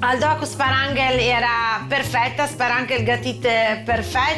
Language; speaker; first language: Romanian; non-native, learner; Italian